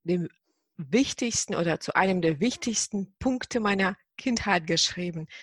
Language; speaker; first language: German; non-native, fluent; Tatar